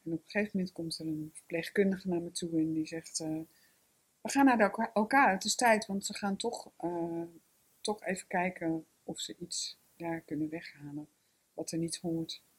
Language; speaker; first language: Dutch; native; Dutch